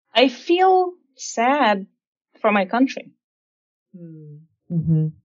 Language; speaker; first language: English; non-native, fluent; Russian